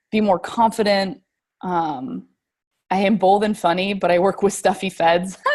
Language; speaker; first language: English; native; English